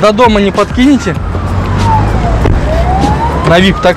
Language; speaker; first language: Russian; native; Russian